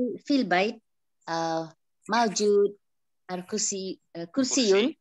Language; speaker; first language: Arabic; non-native, learner; Malay